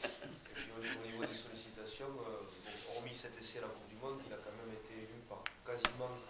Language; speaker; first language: French; native; French